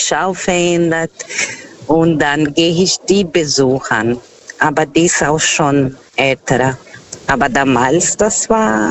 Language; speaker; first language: German; non-native, fluent; Portuguese